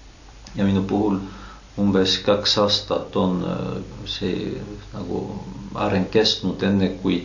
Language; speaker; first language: Estonian; non-native, fluent; French